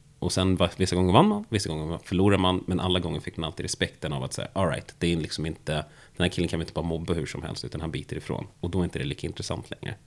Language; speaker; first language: Swedish; native; Swedish